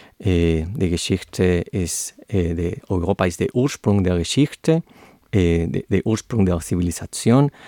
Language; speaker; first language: German; non-native, learner; Spanish